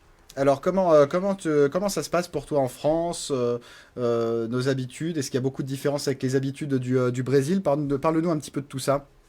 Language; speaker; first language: French; native; French